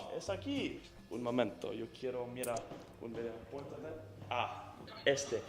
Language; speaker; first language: Spanish; non-native, learner; English